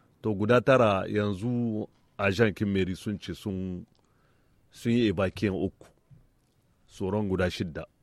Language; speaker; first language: Hausa; native; Hausa